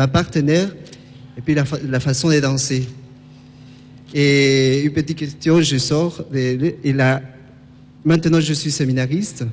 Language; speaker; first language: French; non-native, fluent; Spanish